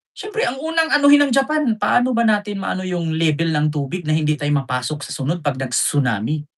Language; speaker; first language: Filipino; non-native, local second language; Cebuano